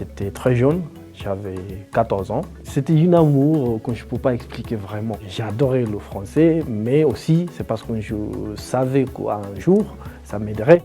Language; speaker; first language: French; non-native, fluent; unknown